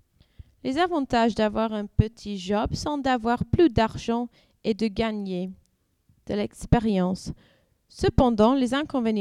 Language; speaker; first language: French; non-native, learner; English